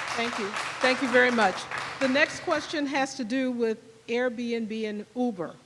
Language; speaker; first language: English; native; English